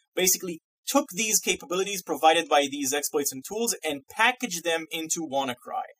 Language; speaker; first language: English; non-native, fluent; Hebrew